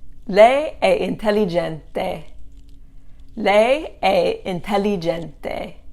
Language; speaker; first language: Italian; non-native, fluent; English